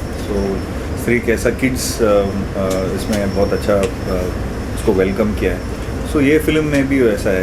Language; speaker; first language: Hindi; non-native, local second language; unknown